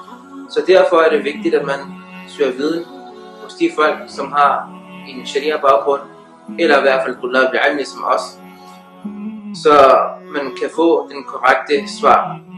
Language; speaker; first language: Danish; early bilingual, other home language; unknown